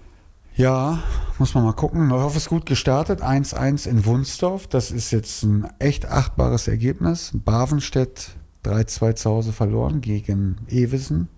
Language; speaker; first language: German; native; German